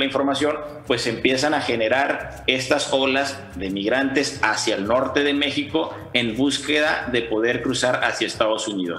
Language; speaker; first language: Spanish; native; Spanish